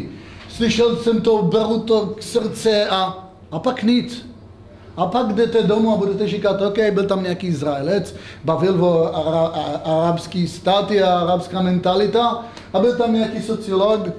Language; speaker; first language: Czech; non-native, fluent; Hebrew